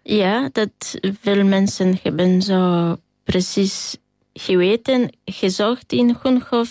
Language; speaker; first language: Dutch; non-native, learner; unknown